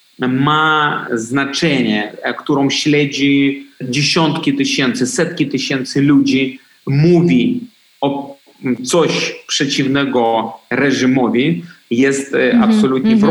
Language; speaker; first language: Polish; non-native, fluent; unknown